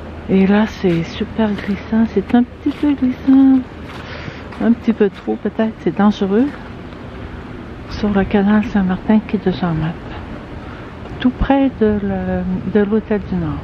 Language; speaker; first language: French; native; French